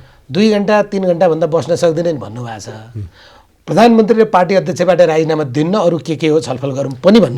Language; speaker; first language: Nepali; native; Nepali